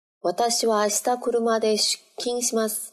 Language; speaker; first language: Japanese; non-native, learner; Chinese